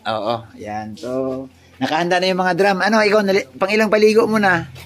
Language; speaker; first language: Filipino; native; Filipino